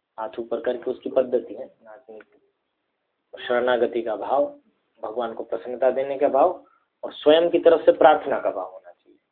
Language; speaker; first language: Hindi; native; Hindi